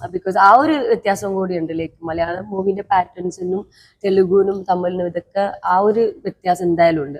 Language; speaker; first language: Malayalam; native; Malayalam